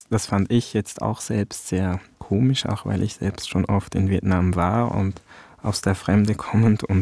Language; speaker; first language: German; early bilingual, other home language; Vietnamese